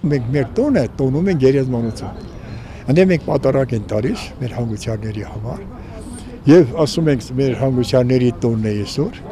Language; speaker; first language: Armenian; non-native, local second language; Kurdish